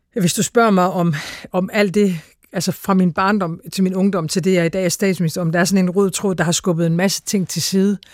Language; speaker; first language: Danish; native; Danish